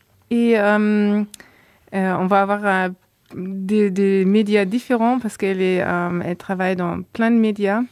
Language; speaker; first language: French; non-native, fluent; German